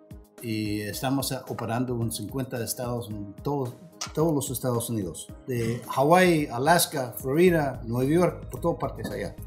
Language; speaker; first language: Spanish; non-native, fluent; English